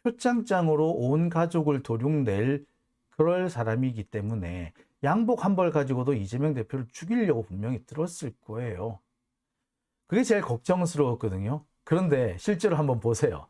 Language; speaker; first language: Korean; native; Korean